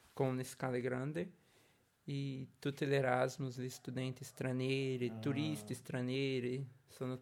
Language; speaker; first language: Italian; non-native, learner; Portuguese